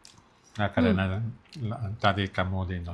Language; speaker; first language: Indonesian; non-native, learner; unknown